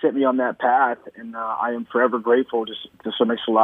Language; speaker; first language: English; native; English